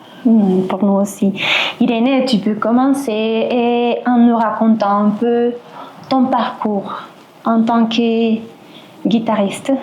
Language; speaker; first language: French; non-native, fluent; Spanish